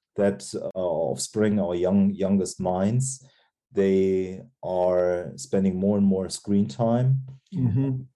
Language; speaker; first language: English; non-native, fluent; German